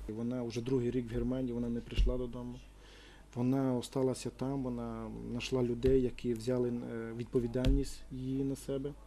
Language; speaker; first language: Ukrainian; non-native, local second language; Romany